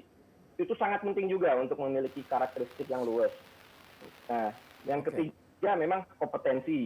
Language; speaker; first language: Indonesian; native; Indonesian